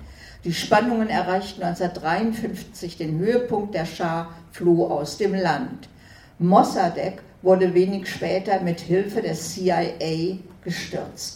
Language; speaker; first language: German; native; German